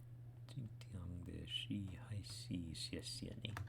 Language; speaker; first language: Chinese; non-native, learner; English